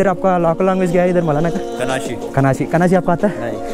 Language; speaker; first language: Hindi; non-native, local second language; Telugu